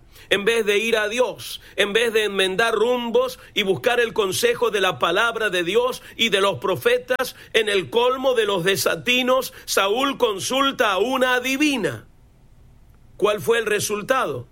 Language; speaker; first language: Spanish; native; Spanish